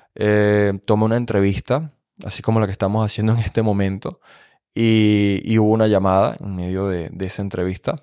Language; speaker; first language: Spanish; native; Spanish